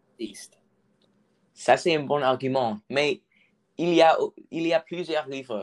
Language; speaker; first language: French; non-native, learner; English